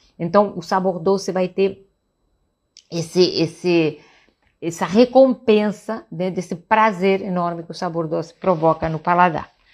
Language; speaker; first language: Portuguese; non-native, fluent; Catalan